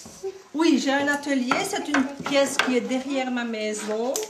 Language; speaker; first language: French; native; French